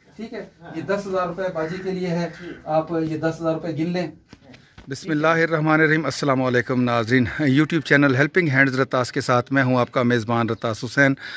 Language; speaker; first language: Urdu; non-native, local second language; Punjabi